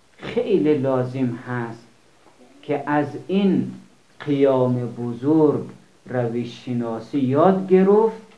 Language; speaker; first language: Persian; native; Persian